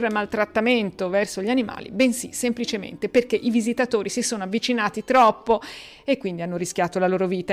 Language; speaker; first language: Italian; native; Italian